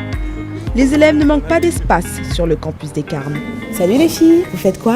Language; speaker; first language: French; native; French